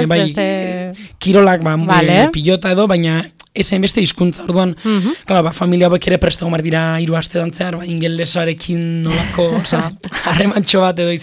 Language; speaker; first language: Basque; native; Basque